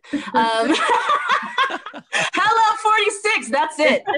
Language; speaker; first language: English; native; English